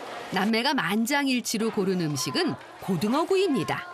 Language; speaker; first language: Korean; native; Korean